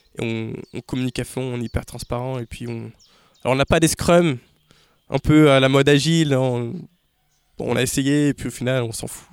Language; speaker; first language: French; native; French